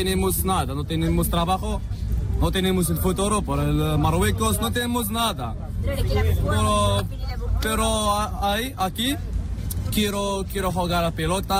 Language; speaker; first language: Spanish; non-native, learner; Arabic